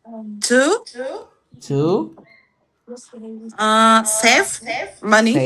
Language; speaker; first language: English; non-native, learner; Amharic